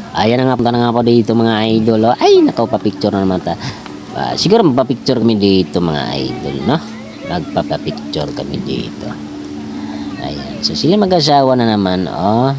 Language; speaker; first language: Filipino; non-native, local second language; Cebuano